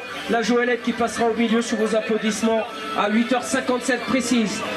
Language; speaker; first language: French; native; French